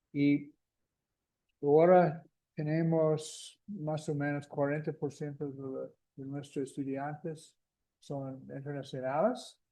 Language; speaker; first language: Spanish; non-native, fluent; English